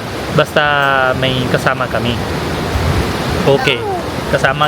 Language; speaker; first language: Filipino; non-native, learner; Punjabi